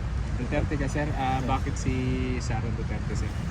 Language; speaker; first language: Filipino; native; Filipino